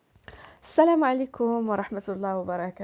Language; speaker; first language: Arabic; native; Arabic